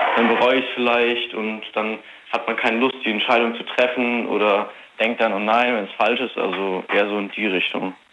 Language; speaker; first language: German; native; German